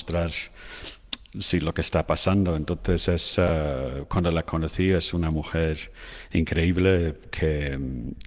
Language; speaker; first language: Spanish; non-native, fluent; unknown